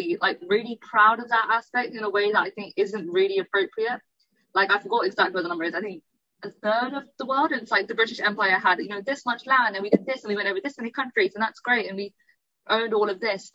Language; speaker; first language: English; native; English